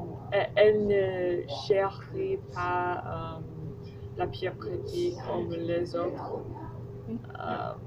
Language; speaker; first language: French; non-native, learner; English